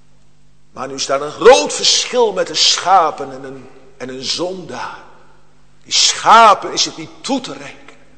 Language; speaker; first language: Dutch; native; Dutch